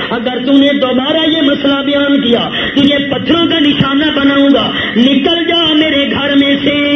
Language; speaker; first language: Urdu; non-native, local second language; Punjabi